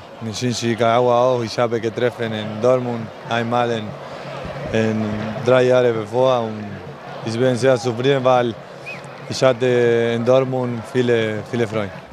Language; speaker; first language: German; non-native, learner; Spanish